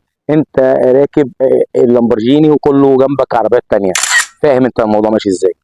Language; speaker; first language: Arabic; native; Arabic